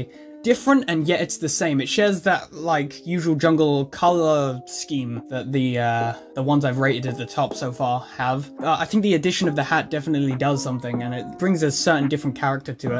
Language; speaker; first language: English; native; English